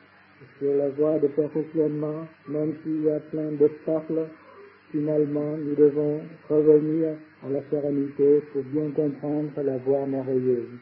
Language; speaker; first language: French; non-native, fluent; Vietnamese